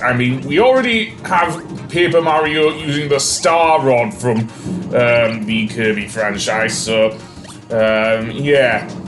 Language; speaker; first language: English; native; English